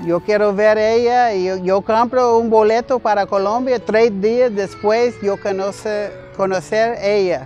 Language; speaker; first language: Spanish; non-native, learner; English